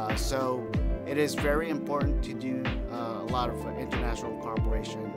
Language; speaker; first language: English; non-native, fluent; Japanese